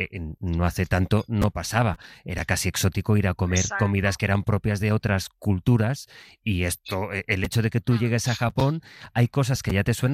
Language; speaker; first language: Spanish; native; Spanish